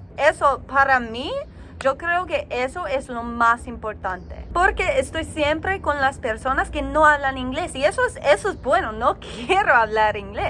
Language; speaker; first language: Spanish; non-native, learner; English